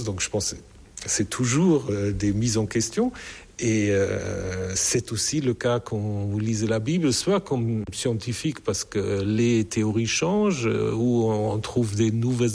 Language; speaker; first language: French; non-native, fluent; German